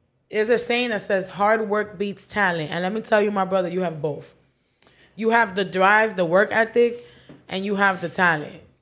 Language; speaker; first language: English; early bilingual, other home language; Spanish